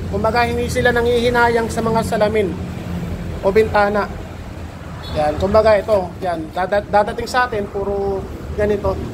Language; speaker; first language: Filipino; native; Filipino